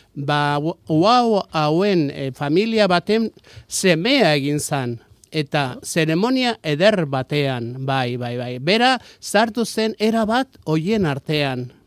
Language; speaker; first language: Basque; non-native, local second language; Spanish